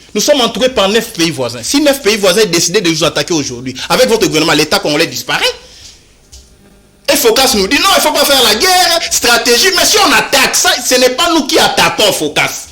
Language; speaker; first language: French; non-native, local second language; Lingala